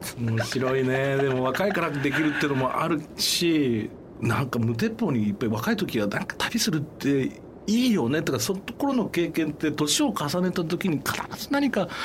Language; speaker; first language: Japanese; native; Japanese